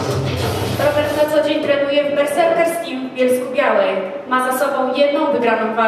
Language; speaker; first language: Polish; native; Polish